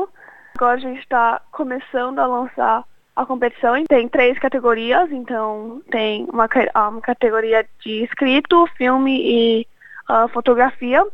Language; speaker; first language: Portuguese; early bilingual, other home language; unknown